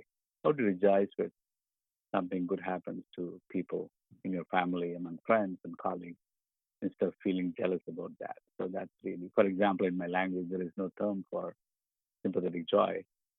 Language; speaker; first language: English; non-native, local second language; Tamil